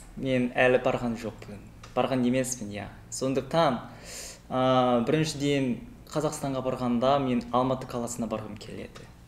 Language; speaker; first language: Kazakh; non-native, learner; Korean